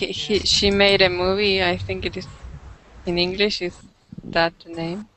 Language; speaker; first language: English; non-native, learner; Spanish